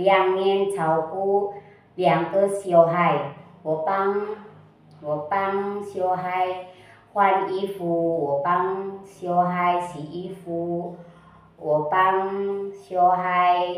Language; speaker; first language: Chinese; non-native, learner; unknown